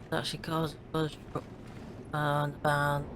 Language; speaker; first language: English; native; English